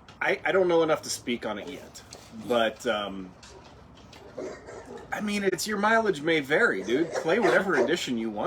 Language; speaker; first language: English; native; English